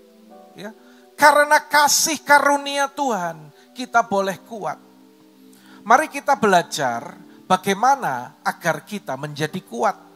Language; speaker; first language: Indonesian; native; Indonesian